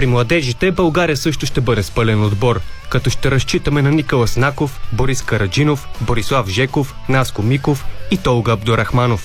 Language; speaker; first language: Bulgarian; native; Bulgarian